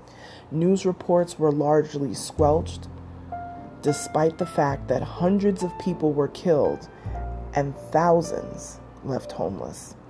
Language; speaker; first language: English; native; English